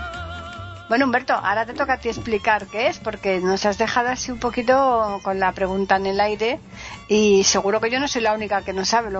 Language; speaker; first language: Spanish; native; Spanish